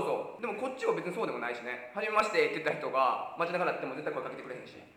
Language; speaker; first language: Japanese; native; Japanese